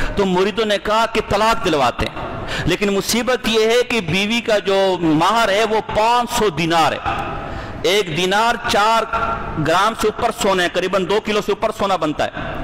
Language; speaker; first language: Urdu; non-native, local second language; Pashto